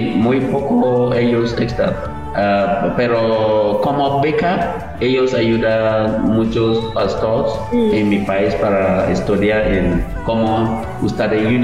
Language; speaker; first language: Spanish; non-native, learner; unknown